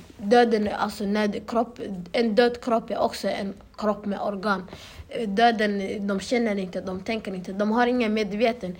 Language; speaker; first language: Swedish; early bilingual, other home language; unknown